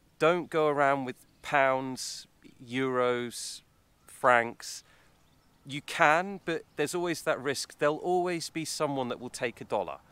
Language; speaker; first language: English; native; English